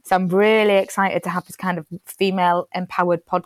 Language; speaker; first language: English; native; English